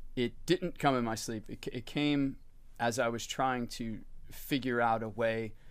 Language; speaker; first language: English; native; English